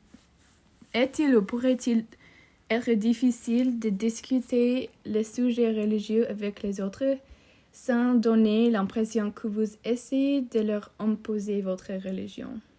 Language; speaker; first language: French; non-native, learner; English